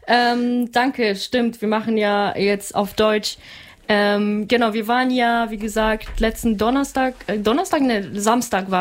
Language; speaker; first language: German; non-native, fluent; Ukrainian